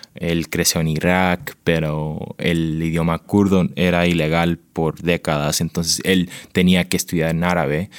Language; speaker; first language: Spanish; early bilingual, heritage; Spanish